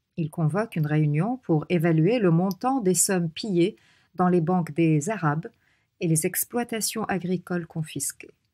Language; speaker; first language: French; non-native, local second language; Arabic